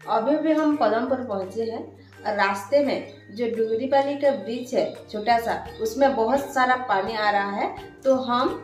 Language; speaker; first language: Hindi; non-native, local second language; Odia